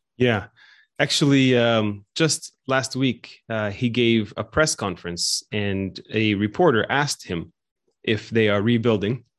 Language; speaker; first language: English; native; English